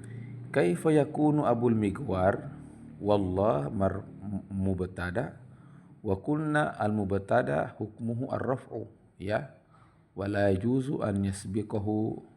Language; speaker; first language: Arabic; non-native, fluent; Indonesian